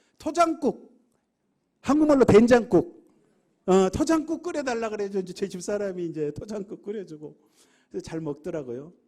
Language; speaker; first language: Korean; native; Korean